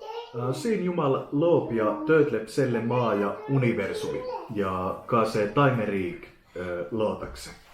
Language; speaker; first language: Estonian; non-native, learner; Finnish